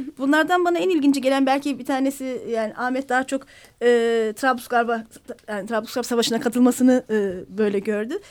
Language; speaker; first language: Turkish; native; Turkish